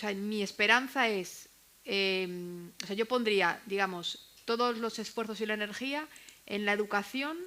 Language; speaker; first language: Spanish; native; Spanish